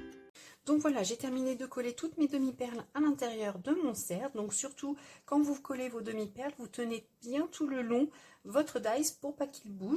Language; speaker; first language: French; native; French